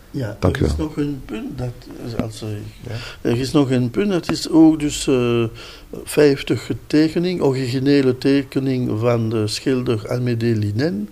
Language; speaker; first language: Dutch; non-native, local second language; French